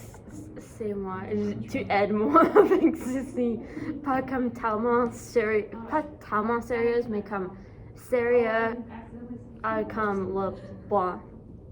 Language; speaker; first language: French; non-native, learner; English